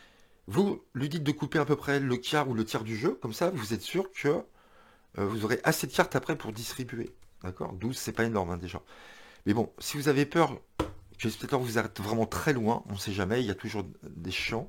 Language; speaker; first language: French; native; French